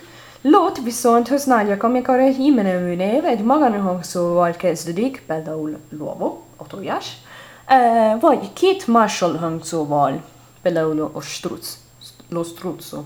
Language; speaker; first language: Hungarian; non-native, learner; Italian